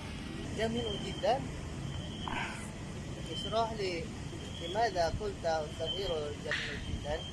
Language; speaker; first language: Arabic; non-native, learner; Indonesian